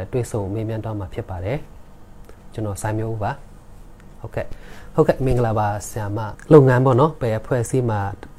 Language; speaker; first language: Burmese; non-native, local second language; Shan